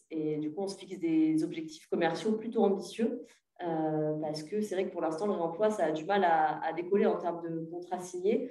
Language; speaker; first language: French; native; French